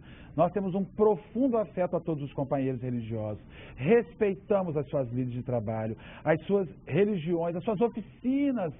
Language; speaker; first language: Portuguese; native; Portuguese